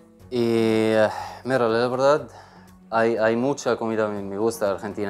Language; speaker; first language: Spanish; non-native, learner; Arabic